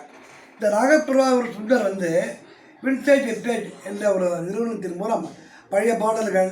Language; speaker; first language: Tamil; native; Tamil